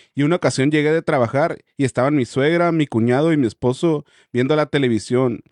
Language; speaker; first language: Spanish; native; Spanish